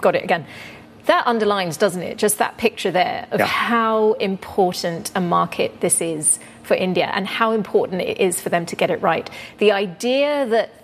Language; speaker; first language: English; native; English